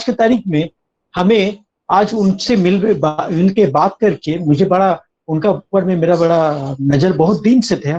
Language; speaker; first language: Hindi; native; Hindi